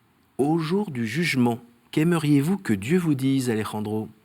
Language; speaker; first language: French; native; French